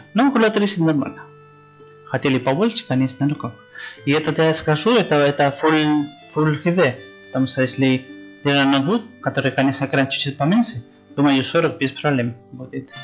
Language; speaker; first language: Russian; non-native, learner; Spanish